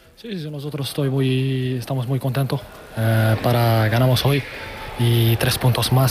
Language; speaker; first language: Spanish; non-native, learner; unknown